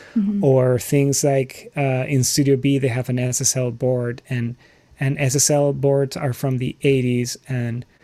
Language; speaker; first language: English; non-native, fluent; Spanish